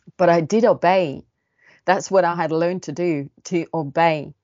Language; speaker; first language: English; early bilingual, other home language; Estonian